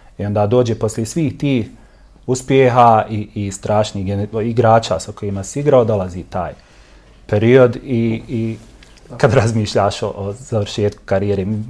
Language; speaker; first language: Croatian; native; Croatian